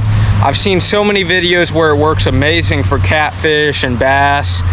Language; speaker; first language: English; native; English